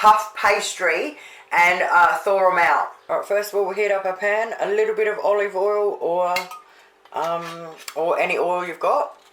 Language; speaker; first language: English; native; English